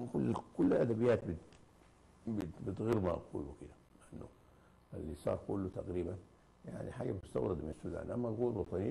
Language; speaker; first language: Arabic; native; Arabic